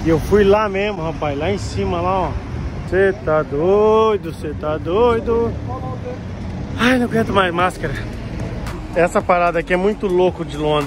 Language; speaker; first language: Portuguese; native; Portuguese